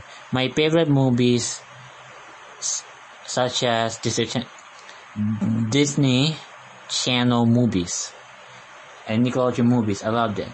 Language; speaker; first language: English; non-native, local second language; Filipino